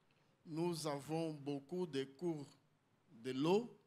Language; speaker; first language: French; non-native, learner; Portuguese